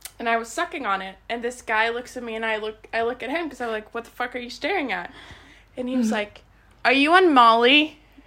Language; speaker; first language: English; non-native, fluent; Swedish